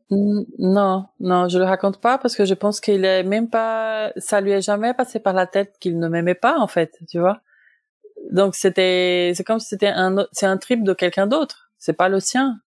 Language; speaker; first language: French; non-native, fluent; Portuguese